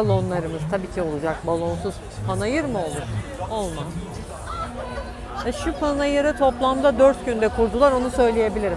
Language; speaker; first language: Turkish; native; Turkish